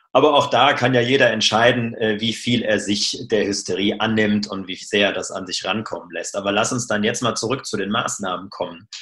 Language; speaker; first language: German; native; German